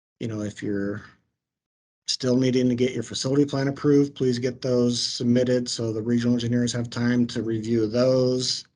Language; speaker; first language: English; native; English